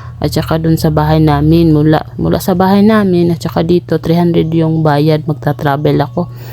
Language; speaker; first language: Filipino; non-native, local second language; Cebuano